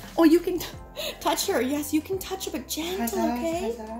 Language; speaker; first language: English; native; English